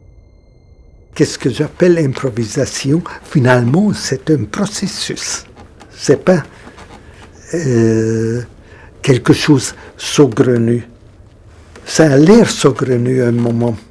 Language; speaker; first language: French; non-native, fluent; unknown